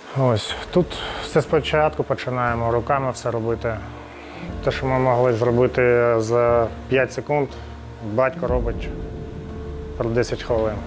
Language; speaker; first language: Ukrainian; non-native, local second language; Russian